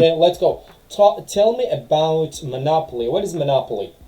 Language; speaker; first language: English; non-native, fluent; Tajik